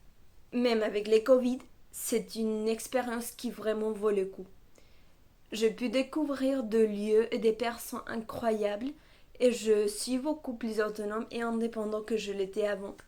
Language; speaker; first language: French; non-native, fluent; Spanish